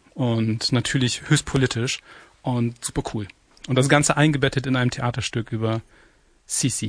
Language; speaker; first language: German; native; German